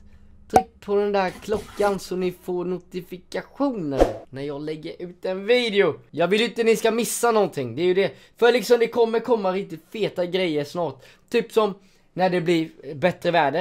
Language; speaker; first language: Swedish; native; Swedish